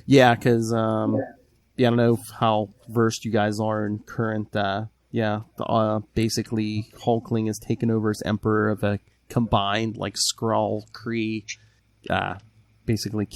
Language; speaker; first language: English; native; English